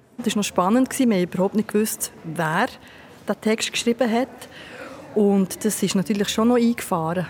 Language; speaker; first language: German; native; German